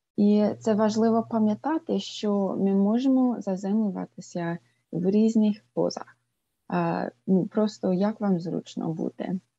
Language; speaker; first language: Ukrainian; non-native, fluent; English